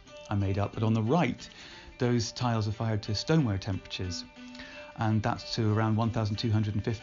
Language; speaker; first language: English; native; English